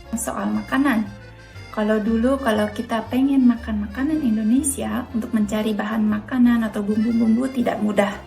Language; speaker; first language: Indonesian; native; Indonesian